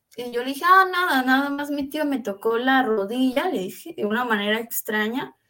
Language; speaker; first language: Spanish; native; Spanish